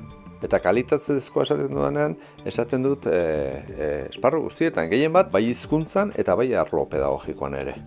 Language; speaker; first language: Basque; native; Basque